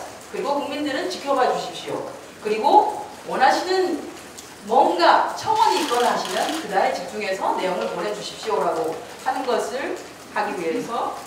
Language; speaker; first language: Korean; native; Korean